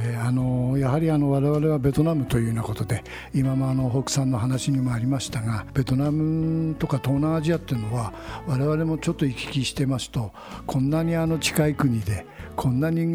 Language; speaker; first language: Japanese; native; Japanese